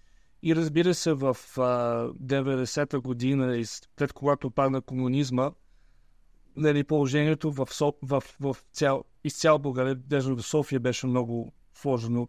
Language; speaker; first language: Bulgarian; early bilingual, heritage; Bulgarian